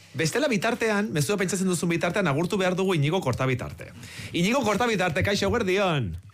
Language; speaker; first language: Basque; native; Basque